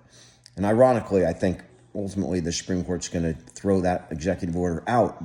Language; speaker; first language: English; native; English